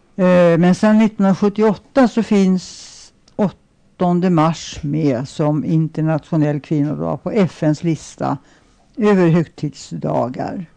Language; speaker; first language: Swedish; native; Swedish